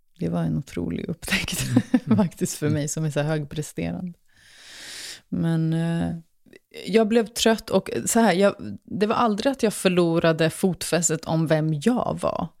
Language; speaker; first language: Swedish; early bilingual, other home language; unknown